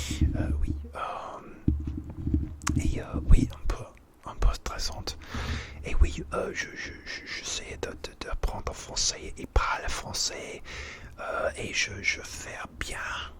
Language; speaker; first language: French; non-native, learner; English